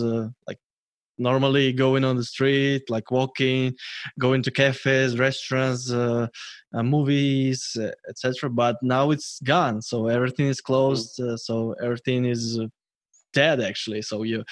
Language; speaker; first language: English; non-native, fluent; Russian